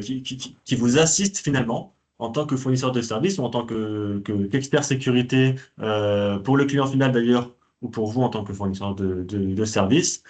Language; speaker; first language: French; native; French